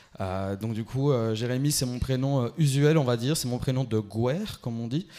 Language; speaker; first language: French; early bilingual, other home language; Albanian